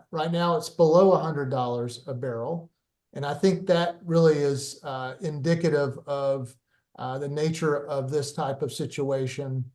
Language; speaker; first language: English; native; English